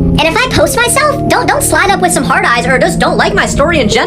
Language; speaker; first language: English; native; English